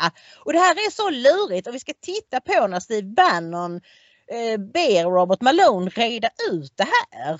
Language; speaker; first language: Swedish; native; Swedish